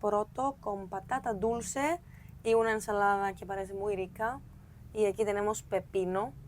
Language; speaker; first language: Spanish; non-native, learner; Greek